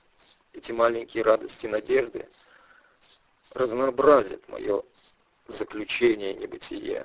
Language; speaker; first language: Russian; native; Russian